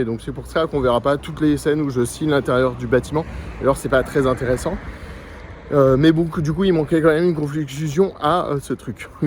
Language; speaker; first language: French; native; French